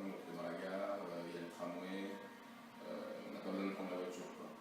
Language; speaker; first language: French; native; French